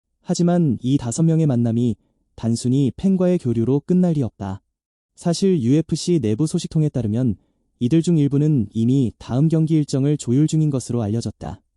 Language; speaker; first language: Korean; native; Korean